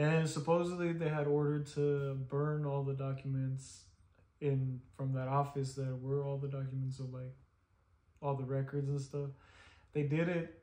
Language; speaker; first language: English; early bilingual, other home language; Spanish